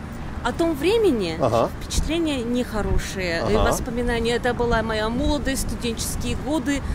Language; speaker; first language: Russian; native; Russian